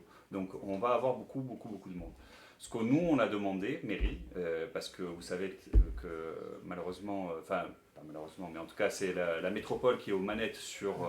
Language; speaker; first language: French; native; French